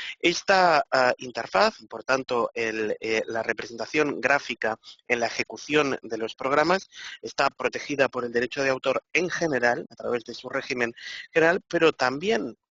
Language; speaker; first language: Spanish; native; Spanish